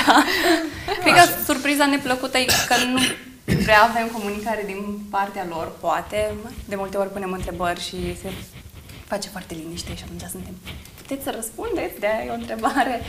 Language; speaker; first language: Romanian; native; Romanian